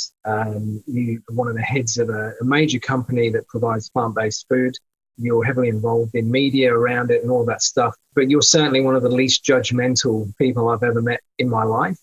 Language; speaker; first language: English; native; English